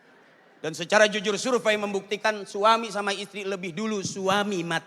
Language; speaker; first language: Malay; native; Malay